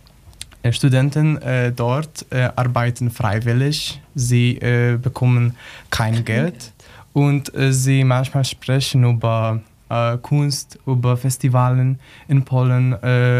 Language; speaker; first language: German; non-native, learner; Polish